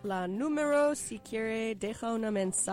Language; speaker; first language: Spanish; non-native, learner; English